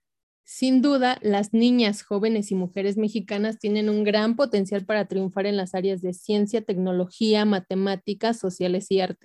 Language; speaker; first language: Spanish; native; Spanish